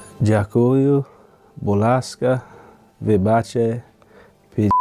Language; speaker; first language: Ukrainian; non-native, learner; English